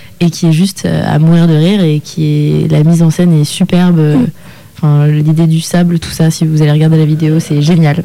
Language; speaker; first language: French; native; French